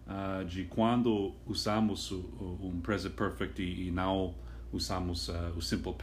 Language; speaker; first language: Portuguese; non-native, fluent; English